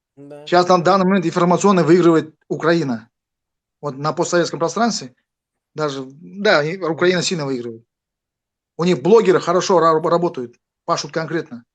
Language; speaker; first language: Russian; non-native, local second language; Kazakh